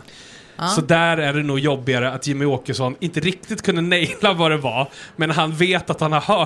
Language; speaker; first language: Swedish; native; Swedish